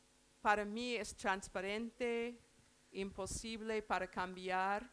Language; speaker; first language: Spanish; non-native, learner; English